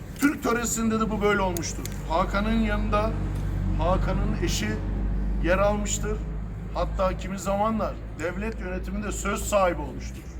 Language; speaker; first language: Turkish; early bilingual, heritage; Turkish